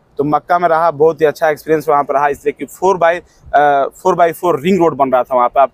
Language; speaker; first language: Hindi; native; Hindi